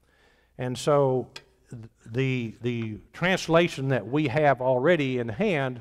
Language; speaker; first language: English; native; English